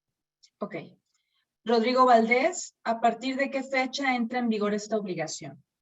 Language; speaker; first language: Spanish; native; Spanish